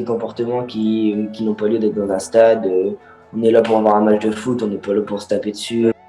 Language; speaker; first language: French; native; French